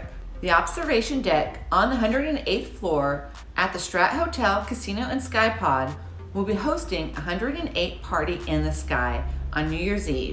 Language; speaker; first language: English; native; English